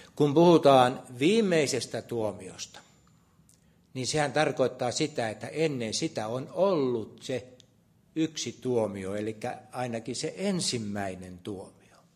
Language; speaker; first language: Finnish; native; Finnish